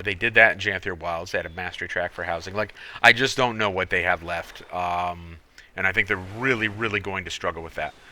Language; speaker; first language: English; native; English